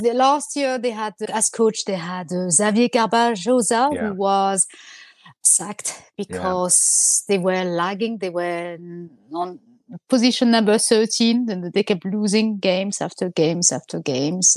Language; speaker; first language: English; non-native, fluent; French